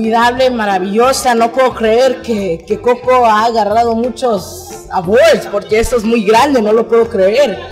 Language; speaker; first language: Spanish; early bilingual, heritage; Spanish